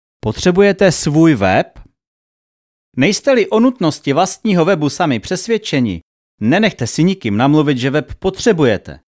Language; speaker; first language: Czech; native; Czech